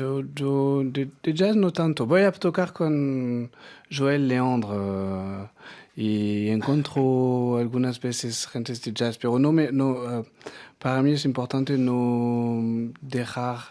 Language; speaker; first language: Spanish; non-native, learner; French